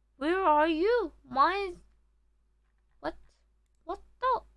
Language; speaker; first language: English; non-native, learner; Korean